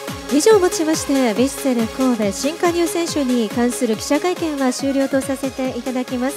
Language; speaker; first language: Japanese; native; Japanese